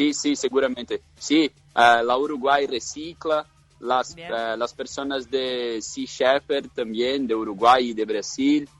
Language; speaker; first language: Spanish; non-native, fluent; Portuguese